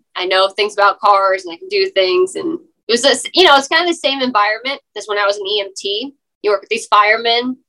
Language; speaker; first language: English; native; English